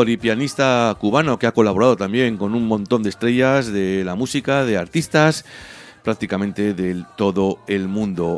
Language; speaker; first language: Spanish; native; Spanish